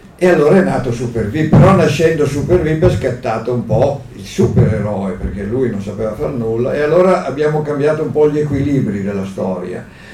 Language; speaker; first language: Italian; native; Italian